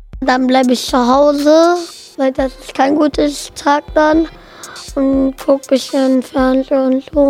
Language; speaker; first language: German; early bilingual, other home language; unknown